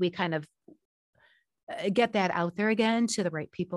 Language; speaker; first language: English; native; English